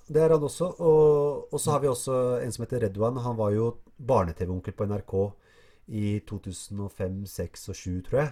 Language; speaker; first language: Norwegian; early bilingual, other home language; Arabic